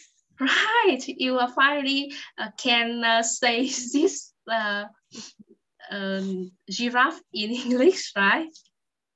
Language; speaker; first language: English; non-native, fluent; Vietnamese